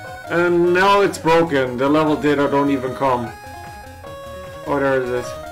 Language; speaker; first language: English; non-native, fluent; German